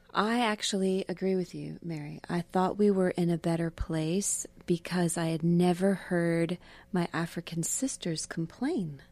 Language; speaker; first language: English; native; English